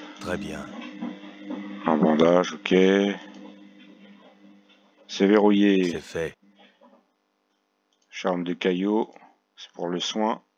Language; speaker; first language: French; native; French